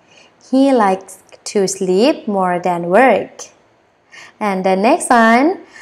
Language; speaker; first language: English; non-native, learner; Thai